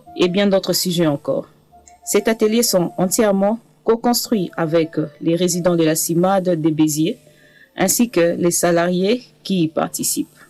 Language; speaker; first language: French; native; French